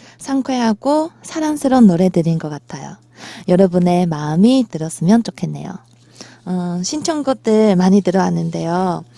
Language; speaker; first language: Korean; non-native, fluent; Chinese